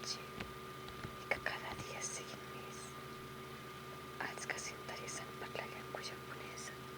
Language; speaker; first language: Catalan; non-native, local second language; Spanish